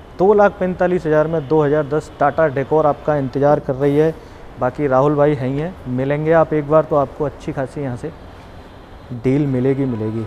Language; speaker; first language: Hindi; native; Hindi